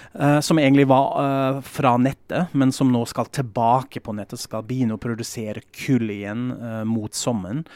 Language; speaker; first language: Norwegian; non-native, fluent; German